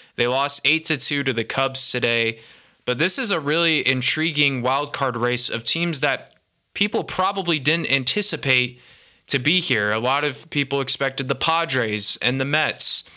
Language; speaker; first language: English; native; English